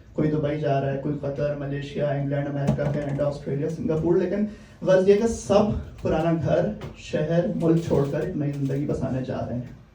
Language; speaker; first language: Urdu; native; Urdu